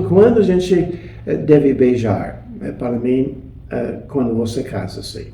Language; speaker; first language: Portuguese; non-native, fluent; English